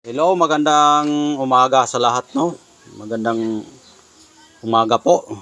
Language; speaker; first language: Filipino; non-native, local second language; Cebuano